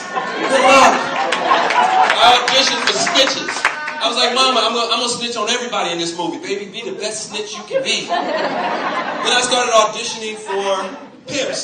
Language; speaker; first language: English; native; English